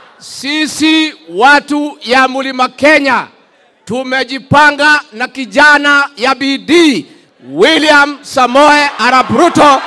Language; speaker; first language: Swahili; non-native, local second language; Kikuyu